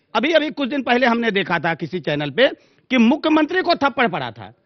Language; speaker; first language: Hindi; native; Hindi